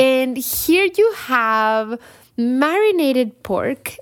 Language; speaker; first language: English; non-native, fluent; Spanish